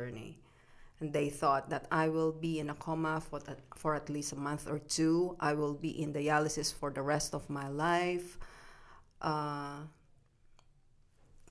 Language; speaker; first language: English; non-native, local second language; Filipino